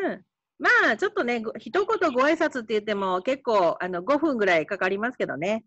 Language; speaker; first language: Japanese; non-native, fluent; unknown